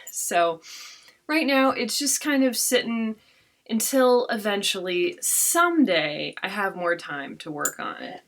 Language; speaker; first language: English; native; English